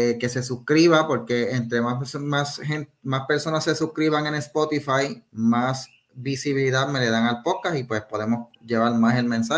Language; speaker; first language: Spanish; native; Spanish